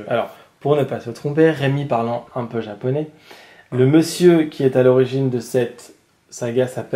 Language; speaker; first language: French; native; French